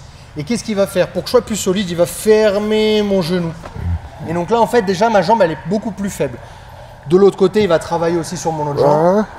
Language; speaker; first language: French; native; French